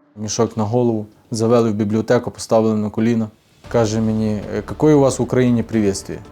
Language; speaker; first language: Ukrainian; native; Ukrainian